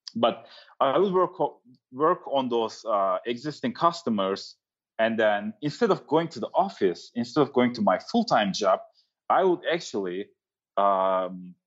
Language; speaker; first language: English; non-native, fluent; Turkish